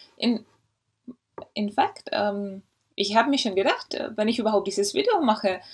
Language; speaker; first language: German; non-native, fluent; Czech